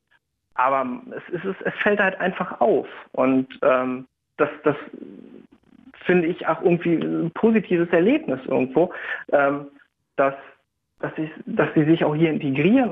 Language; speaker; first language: German; native; German